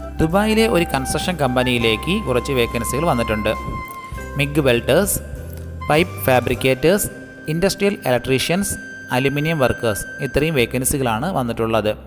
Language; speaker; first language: Malayalam; native; Malayalam